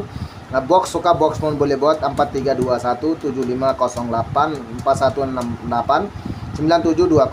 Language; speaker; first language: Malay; non-native, learner; Bangla